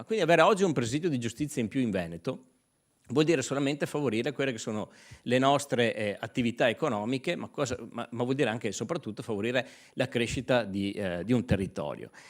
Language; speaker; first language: Italian; native; Italian